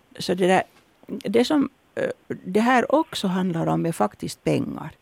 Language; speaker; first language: Swedish; native; Swedish